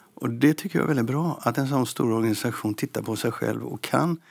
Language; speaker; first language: Swedish; native; Swedish